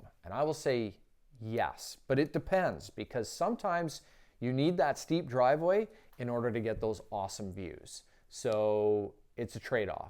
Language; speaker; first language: English; native; English